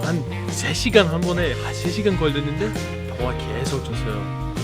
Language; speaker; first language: Korean; non-native, learner; Greek